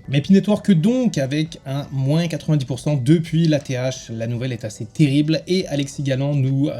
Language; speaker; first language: French; native; French